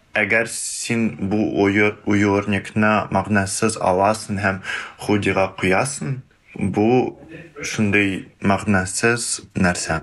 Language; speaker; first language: Tatar; early bilingual, heritage; Tatar